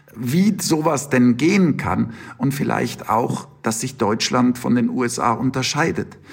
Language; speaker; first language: German; native; German